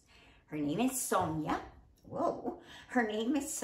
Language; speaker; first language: English; native; English